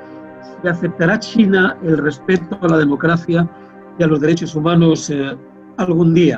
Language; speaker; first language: Spanish; native; Spanish